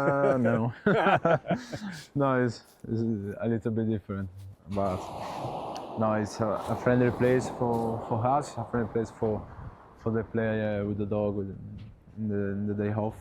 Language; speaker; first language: English; non-native, learner; Italian